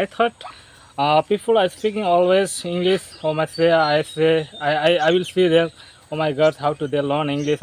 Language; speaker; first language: English; non-native, learner; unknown